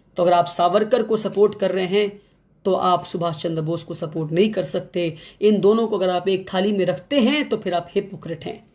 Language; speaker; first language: Hindi; non-native, local second language; Kannada